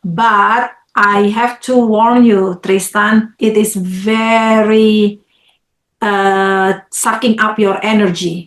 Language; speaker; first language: English; non-native, fluent; Indonesian